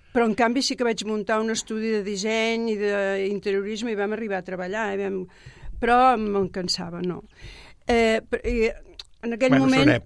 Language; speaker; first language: Catalan; native; Catalan